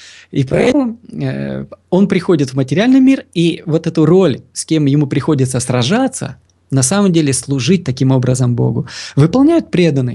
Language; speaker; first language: Russian; native; Russian